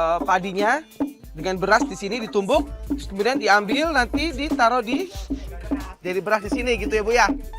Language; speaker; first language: Indonesian; native; Indonesian